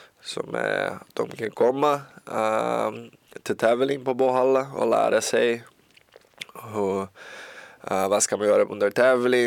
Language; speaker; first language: Swedish; non-native, learner; Portuguese